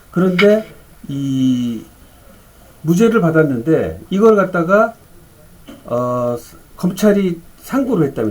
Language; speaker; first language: Korean; native; Korean